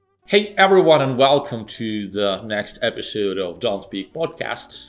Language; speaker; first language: English; non-native, fluent; Russian